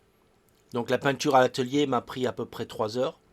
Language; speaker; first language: French; native; French